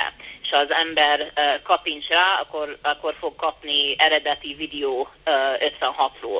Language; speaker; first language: Hungarian; early bilingual, heritage; Hungarian